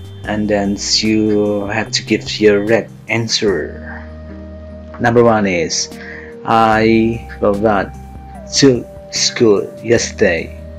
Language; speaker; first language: English; non-native, fluent; Indonesian